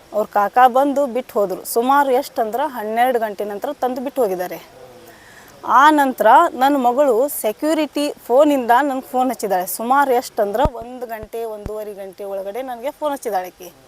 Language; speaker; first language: Kannada; non-native, local second language; Lambadi